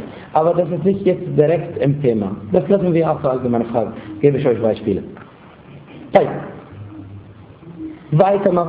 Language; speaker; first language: German; non-native, fluent; Arabic